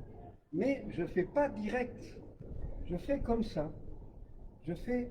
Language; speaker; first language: French; native; French